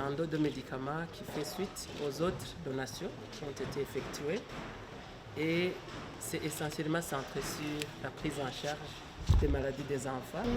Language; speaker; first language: French; non-native, local second language; Rundi